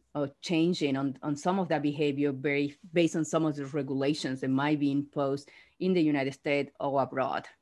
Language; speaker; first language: English; non-native, fluent; Spanish